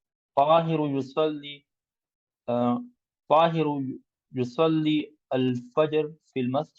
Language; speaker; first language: Arabic; non-native, learner; English